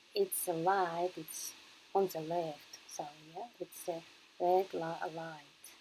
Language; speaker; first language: English; non-native, learner; Kazakh